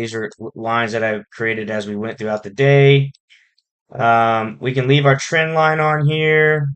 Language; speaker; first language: English; native; English